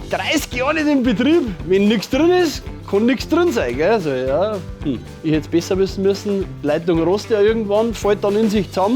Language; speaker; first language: German; native; German